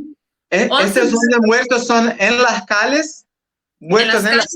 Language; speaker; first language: Spanish; non-native, learner; Portuguese